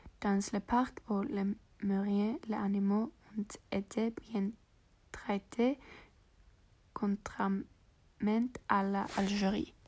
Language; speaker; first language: French; non-native, learner; English